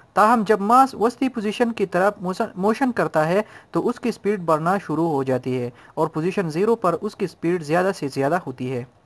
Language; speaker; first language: Urdu; non-native, local second language; Pashto